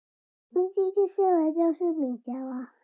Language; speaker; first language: Chinese; early bilingual, heritage; Chinese